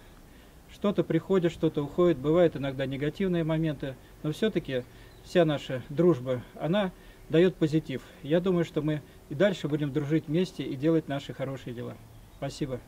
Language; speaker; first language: Russian; native; Russian